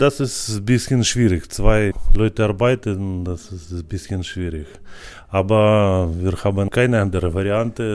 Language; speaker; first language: German; non-native, learner; Ukrainian